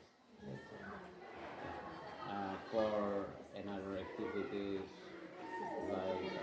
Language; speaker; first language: English; non-native, fluent; Indonesian